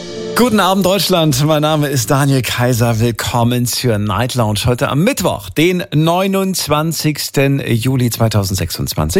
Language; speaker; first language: German; native; German